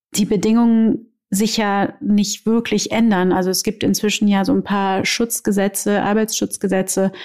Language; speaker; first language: German; native; German